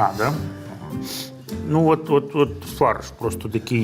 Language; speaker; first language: Ukrainian; native; Ukrainian